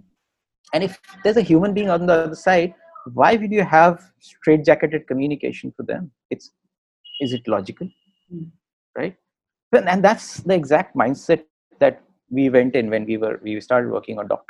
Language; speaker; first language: English; non-native, local second language; Hindi